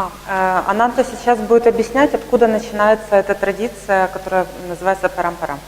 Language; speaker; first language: Russian; native; Russian